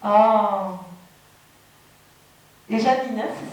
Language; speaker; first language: French; native; French